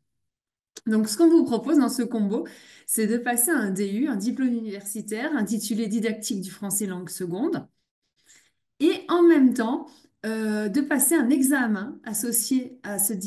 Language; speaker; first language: French; native; French